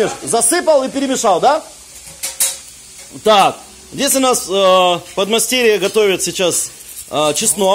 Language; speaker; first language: Russian; native; Russian